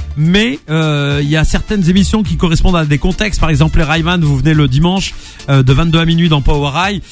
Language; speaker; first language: French; native; French